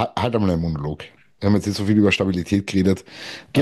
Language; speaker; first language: German; native; German